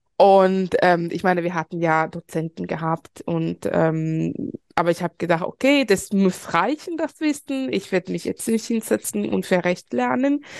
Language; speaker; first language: German; early bilingual, other home language; Spanish